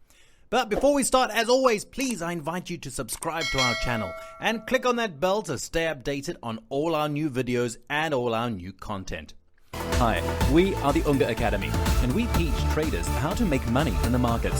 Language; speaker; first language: English; non-native, fluent; Italian